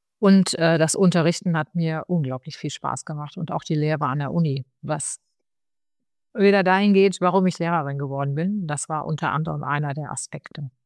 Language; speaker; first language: German; early bilingual, other home language; Arabic